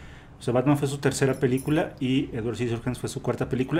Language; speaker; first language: Spanish; native; Spanish